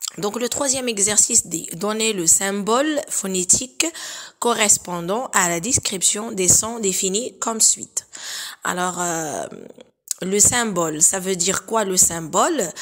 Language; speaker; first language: French; non-native, local second language; Arabic